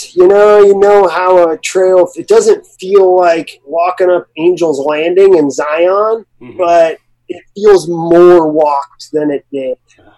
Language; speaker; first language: English; native; English